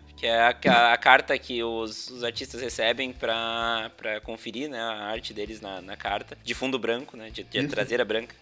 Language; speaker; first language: Portuguese; native; Portuguese